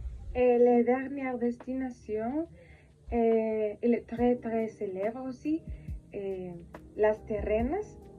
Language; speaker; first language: French; non-native, learner; Spanish